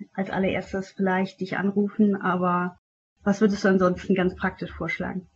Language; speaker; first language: German; native; German